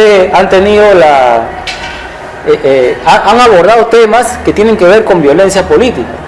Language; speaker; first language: Spanish; native; Spanish